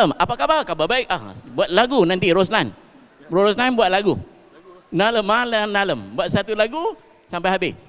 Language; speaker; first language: Malay; non-native, local second language; Min Nan Chinese